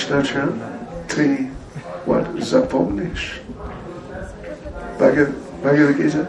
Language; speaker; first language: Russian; non-native, learner; English